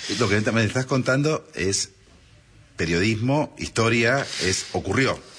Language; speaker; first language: Spanish; native; Spanish